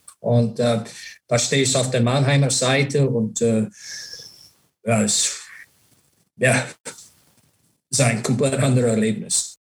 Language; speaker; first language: German; non-native, learner; English